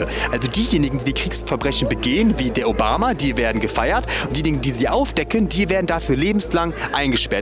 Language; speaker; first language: German; native; German